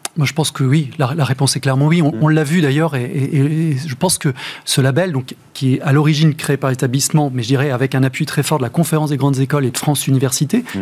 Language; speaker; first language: French; native; French